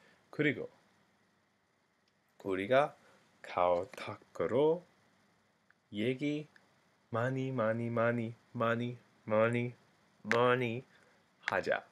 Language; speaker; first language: Korean; non-native, learner; English